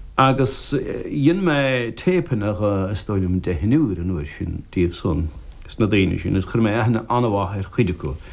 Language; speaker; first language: Irish; native; Irish